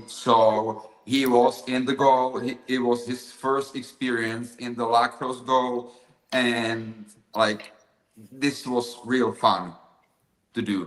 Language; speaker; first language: English; non-native, fluent; Czech